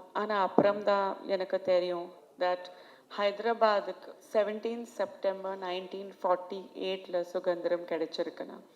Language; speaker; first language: Tamil; non-native, fluent; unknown